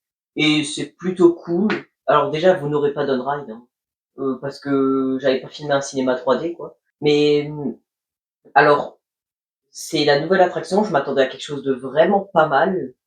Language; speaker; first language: French; native; French